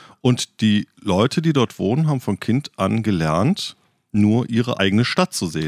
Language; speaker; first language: German; native; German